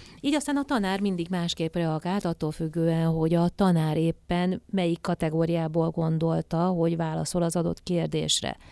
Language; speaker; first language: Hungarian; native; Hungarian